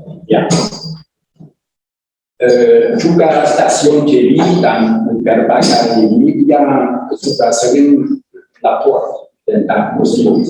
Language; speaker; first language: Indonesian; non-native, learner; German